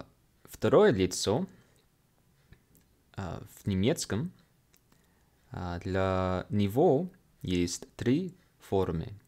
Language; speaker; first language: Russian; non-native, fluent; English